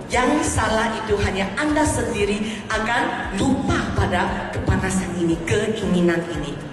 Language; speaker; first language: Malay; non-native, local second language; Chinese